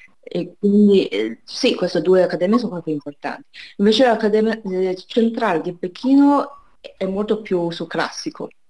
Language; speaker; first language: Italian; non-native, fluent; Chinese